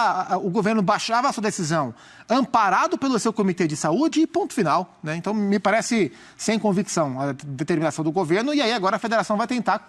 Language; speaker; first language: Portuguese; native; Portuguese